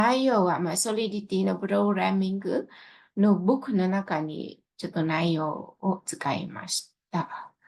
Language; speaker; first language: Japanese; non-native, fluent; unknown